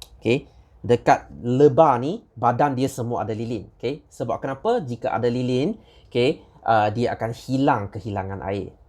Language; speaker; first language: Malay; non-native, local second language; Chinese